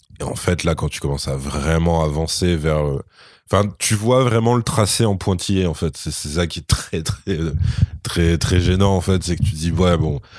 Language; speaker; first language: French; native; French